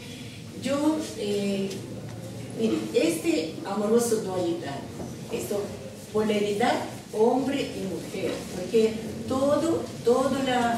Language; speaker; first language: Spanish; non-native, learner; Russian